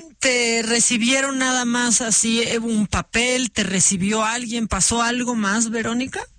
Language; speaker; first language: Spanish; native; Spanish